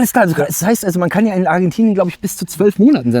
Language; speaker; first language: German; native; German